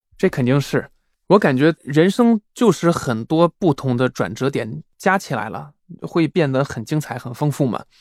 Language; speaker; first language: Chinese; non-native, fluent; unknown